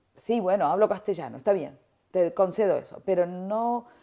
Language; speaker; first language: Spanish; native; Spanish